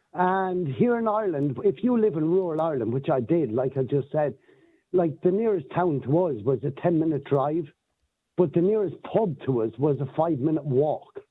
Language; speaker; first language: English; native; English